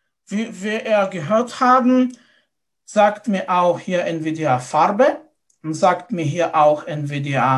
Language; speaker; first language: German; non-native, fluent; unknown